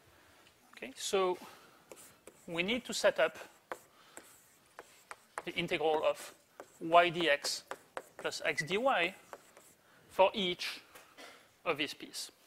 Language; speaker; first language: English; native; English